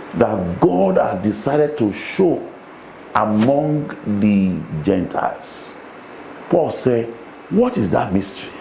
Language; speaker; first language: English; non-native, local second language; Yoruba